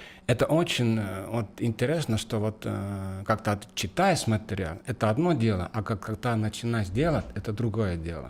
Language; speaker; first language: Russian; non-native, fluent; Estonian